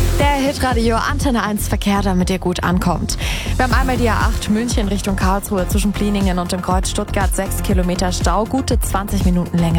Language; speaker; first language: German; native; German